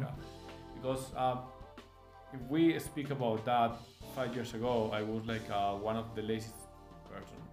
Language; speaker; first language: English; non-native, fluent; Spanish